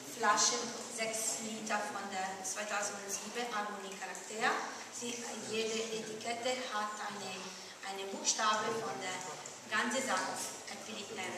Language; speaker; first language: German; non-native, learner; Italian